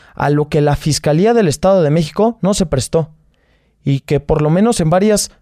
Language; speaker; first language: Spanish; native; Spanish